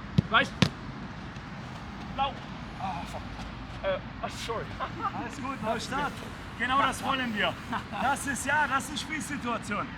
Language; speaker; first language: German; native; German